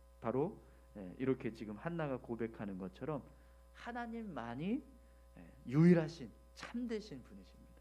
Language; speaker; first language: Korean; native; Korean